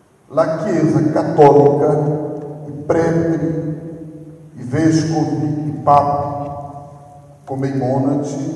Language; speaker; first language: Italian; non-native, fluent; Portuguese